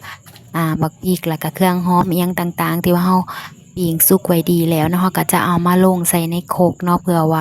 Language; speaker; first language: Thai; non-native, local second language; Lao